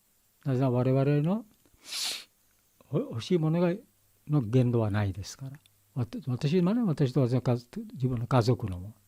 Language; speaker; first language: Japanese; non-native, learner; Bangla